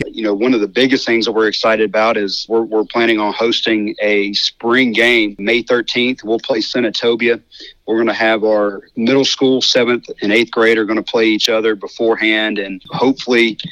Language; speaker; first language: English; native; English